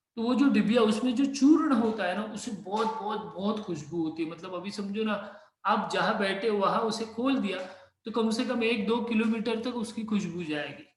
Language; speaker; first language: Hindi; non-native, local second language; Marathi